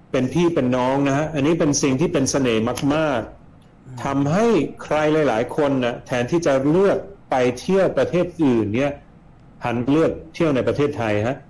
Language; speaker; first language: Thai; early bilingual, other home language; Swedish